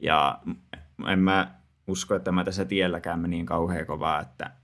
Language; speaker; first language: Finnish; native; Finnish